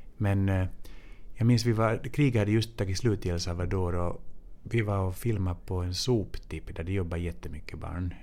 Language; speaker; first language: Swedish; native; Swedish